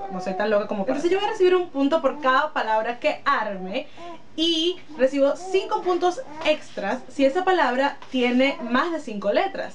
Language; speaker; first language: Spanish; native; Spanish